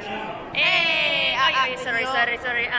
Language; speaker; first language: Spanish; native; Spanish